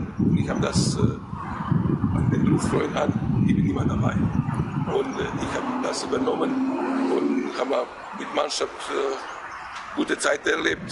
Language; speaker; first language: German; non-native, fluent; Croatian